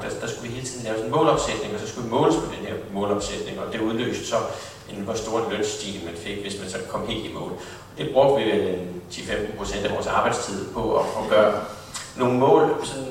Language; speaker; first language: Danish; native; Danish